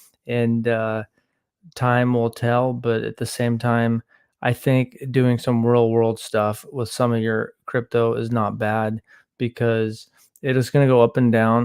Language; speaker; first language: English; native; English